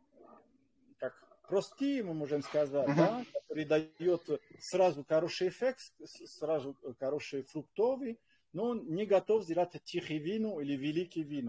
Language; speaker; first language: Russian; non-native, fluent; French